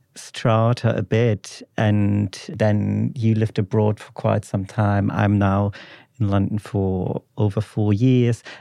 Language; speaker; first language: English; non-native, fluent; German